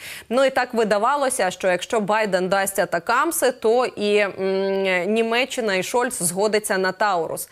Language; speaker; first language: Ukrainian; native; Ukrainian